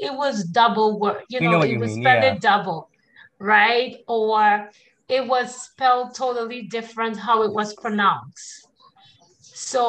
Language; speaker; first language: English; native; English